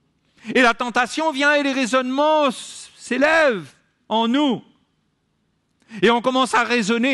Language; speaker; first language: French; native; French